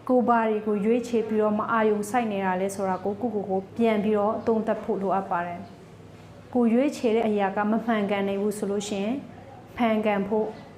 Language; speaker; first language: Burmese; non-native, local second language; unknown